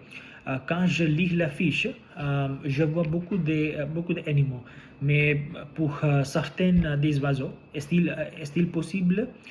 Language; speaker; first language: French; non-native, learner; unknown